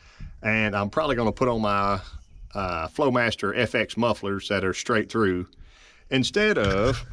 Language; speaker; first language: English; native; English